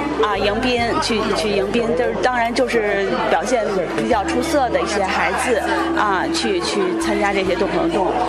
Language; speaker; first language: Chinese; native; Chinese